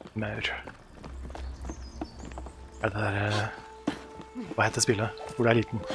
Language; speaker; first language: Norwegian; native; Norwegian